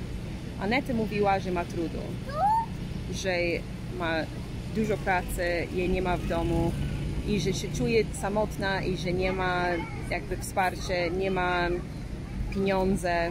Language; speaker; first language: Polish; non-native, fluent; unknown